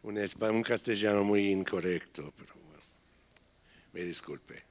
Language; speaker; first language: Spanish; non-native, fluent; English